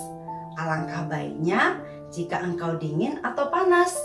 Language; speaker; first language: Indonesian; native; Indonesian